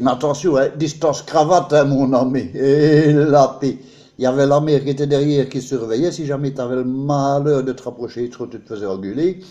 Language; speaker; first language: French; native; French